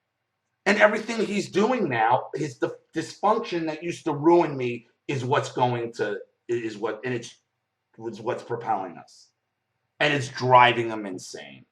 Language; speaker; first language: English; native; English